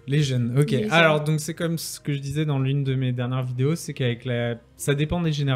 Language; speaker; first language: French; native; French